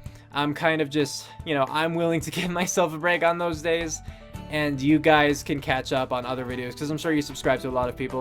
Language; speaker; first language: English; native; English